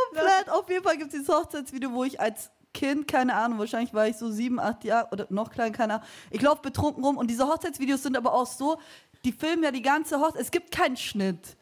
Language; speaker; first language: German; early bilingual, other home language; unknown